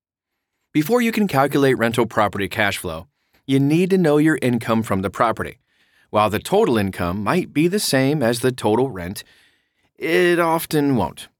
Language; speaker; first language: English; native; English